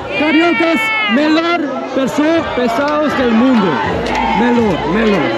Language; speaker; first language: Portuguese; non-native, learner; Swiss German